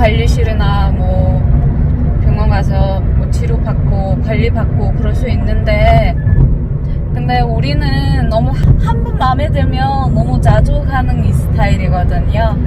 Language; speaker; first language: Korean; non-native, fluent; Mongolian